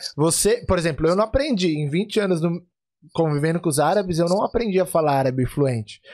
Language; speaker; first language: Portuguese; native; Portuguese